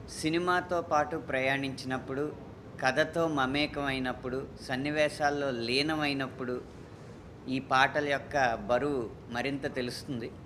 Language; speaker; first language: Telugu; native; Telugu